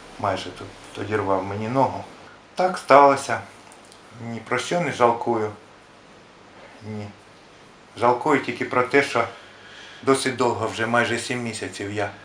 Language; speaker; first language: Ukrainian; non-native, local second language; Russian